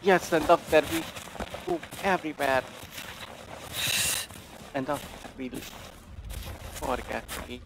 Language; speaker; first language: English; non-native, learner; Hungarian